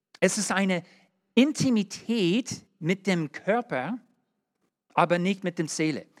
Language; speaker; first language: German; non-native, learner; English